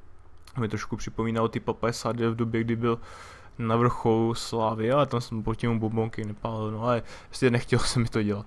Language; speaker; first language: Czech; native; Czech